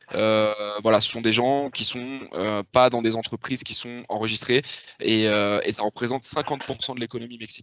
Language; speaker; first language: French; native; French